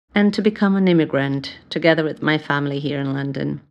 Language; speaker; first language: English; non-native, fluent; Portuguese